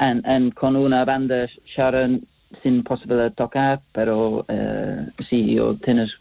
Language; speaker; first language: Spanish; non-native, learner; English